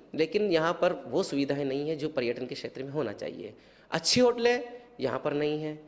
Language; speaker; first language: Hindi; native; Hindi